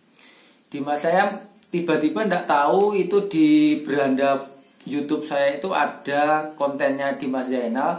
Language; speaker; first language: Indonesian; non-native, local second language; Javanese